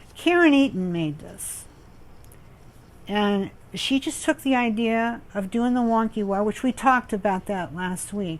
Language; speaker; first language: English; native; English